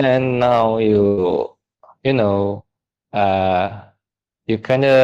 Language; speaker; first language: English; non-native, fluent; Indonesian